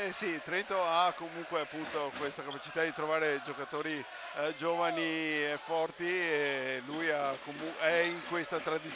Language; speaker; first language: Italian; native; Italian